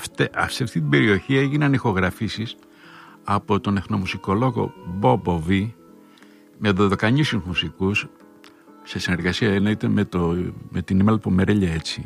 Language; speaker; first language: Greek; native; Greek